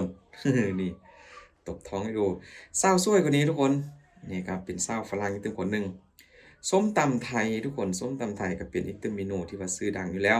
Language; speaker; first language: Thai; non-native, local second language; Northeastern Thai